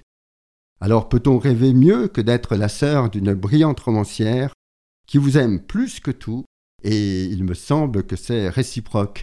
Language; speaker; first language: French; native; French